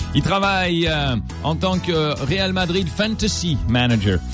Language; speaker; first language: French; non-native, local second language; Arabic